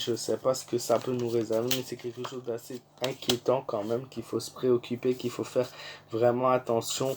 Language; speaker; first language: French; native; French